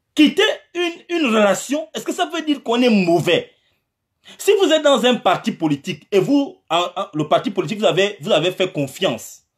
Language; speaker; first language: French; non-native, local second language; Fang